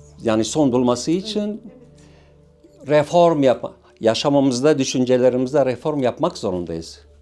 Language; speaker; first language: Turkish; non-native, local second language; Syriac